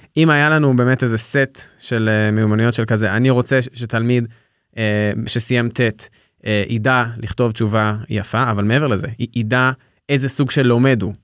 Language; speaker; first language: Hebrew; native; Hebrew